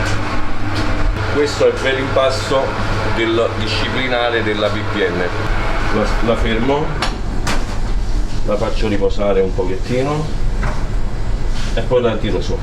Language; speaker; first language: Italian; native; Italian